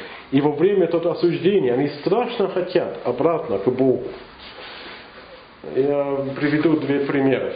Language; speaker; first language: Russian; non-native, learner; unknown